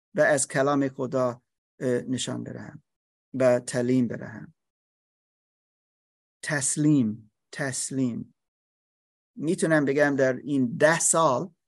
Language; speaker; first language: Persian; non-native, learner; English